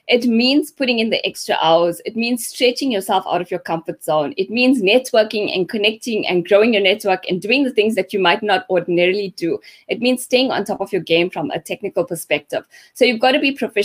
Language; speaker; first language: English; native; English